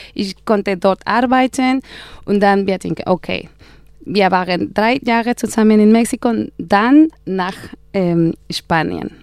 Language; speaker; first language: German; non-native, learner; Spanish